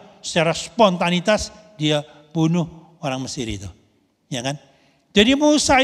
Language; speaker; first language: Indonesian; native; Indonesian